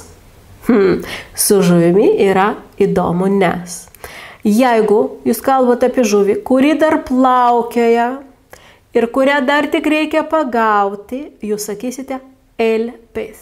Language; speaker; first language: Lithuanian; native; Lithuanian